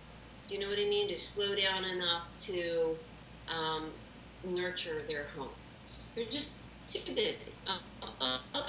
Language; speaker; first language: English; native; English